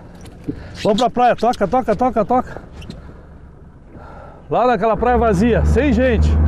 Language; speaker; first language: Portuguese; native; Portuguese